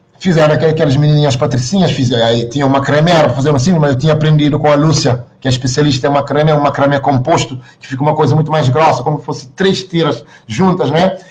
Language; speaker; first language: Portuguese; non-native, local second language; Kabuverdianu